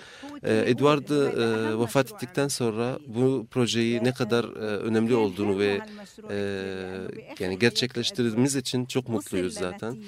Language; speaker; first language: Turkish; non-native, fluent; Arabic